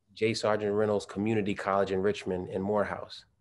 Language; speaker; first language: English; native; English